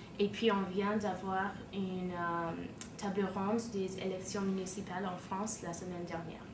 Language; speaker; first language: French; non-native, fluent; English